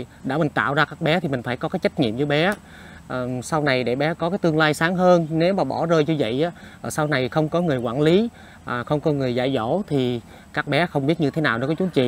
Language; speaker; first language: Vietnamese; native; Vietnamese